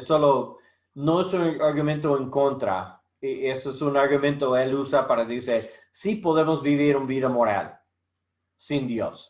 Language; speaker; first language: Spanish; non-native, learner; English